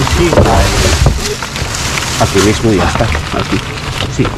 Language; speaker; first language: Spanish; non-native, learner; Filipino